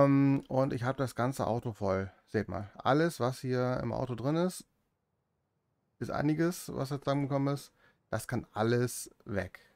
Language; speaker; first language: German; native; German